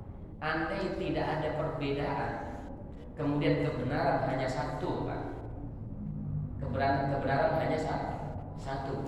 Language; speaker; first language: Indonesian; native; Indonesian